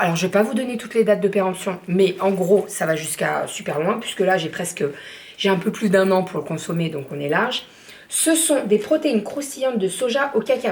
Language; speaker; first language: French; native; French